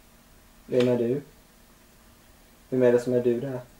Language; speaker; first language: Swedish; native; Swedish